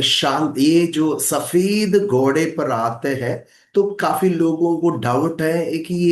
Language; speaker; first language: Hindi; non-native, local second language; Malayalam